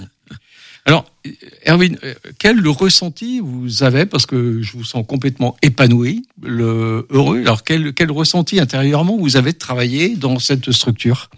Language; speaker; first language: French; native; French